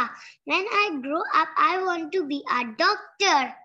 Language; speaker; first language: English; non-native, learner; Urdu